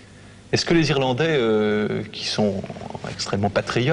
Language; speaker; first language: French; native; French